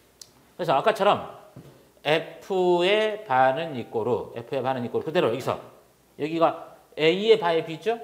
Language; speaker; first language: Korean; native; Korean